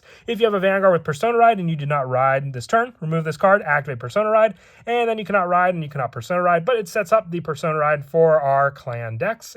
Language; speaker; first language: English; native; English